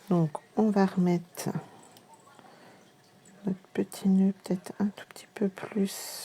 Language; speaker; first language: French; native; French